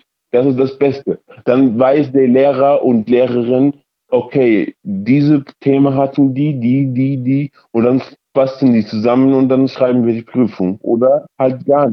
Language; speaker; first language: German; early bilingual, other home language; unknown